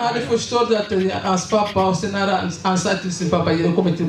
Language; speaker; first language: Swedish; non-native, learner; Swahili